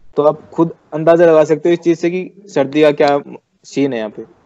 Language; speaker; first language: Hindi; native; Hindi